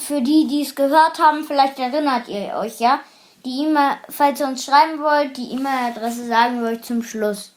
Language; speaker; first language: German; native; German